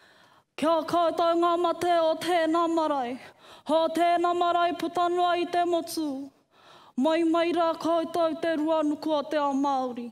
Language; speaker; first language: Māori; non-native, local second language; English